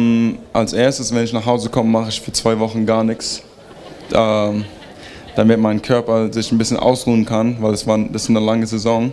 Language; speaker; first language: German; early bilingual, heritage; German